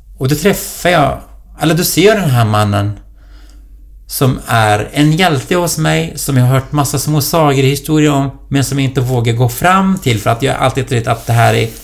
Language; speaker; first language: Swedish; non-native, fluent; Kurdish